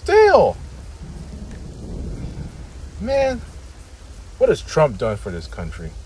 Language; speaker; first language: English; native; English